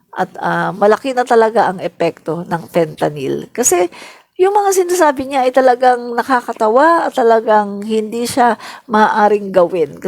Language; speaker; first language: Filipino; non-native, local second language; Cebuano